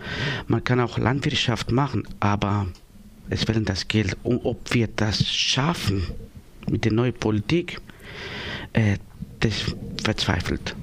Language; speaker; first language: German; non-native, learner; Greek